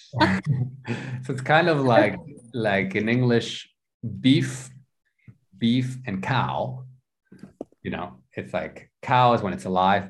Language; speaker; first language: English; non-native, fluent; Spanish